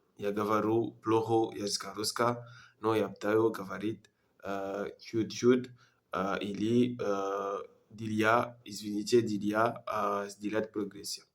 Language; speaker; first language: Russian; non-native, learner; French